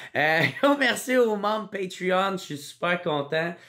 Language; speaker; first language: French; native; French